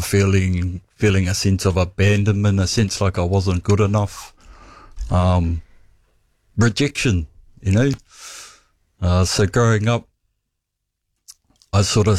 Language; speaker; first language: English; native; English